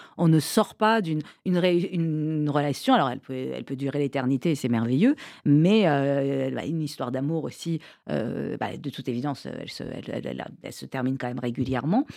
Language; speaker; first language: French; early bilingual, other home language; Persian